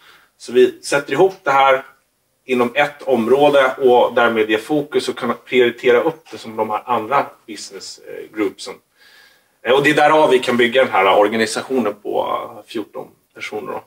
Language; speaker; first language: Swedish; native; Swedish